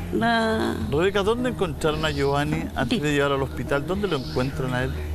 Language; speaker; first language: Spanish; native; Spanish